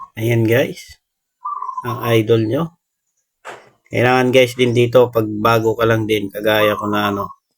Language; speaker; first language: Filipino; native; Filipino